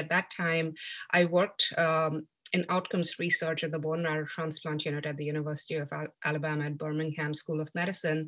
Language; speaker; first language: English; non-native, local second language; Hindi